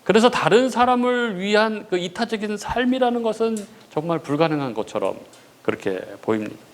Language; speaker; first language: Korean; native; Korean